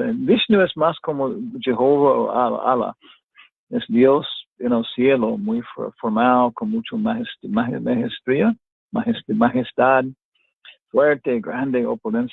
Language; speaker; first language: Spanish; non-native, fluent; English